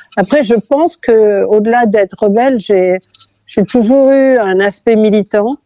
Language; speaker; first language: French; early bilingual, other home language; Catalan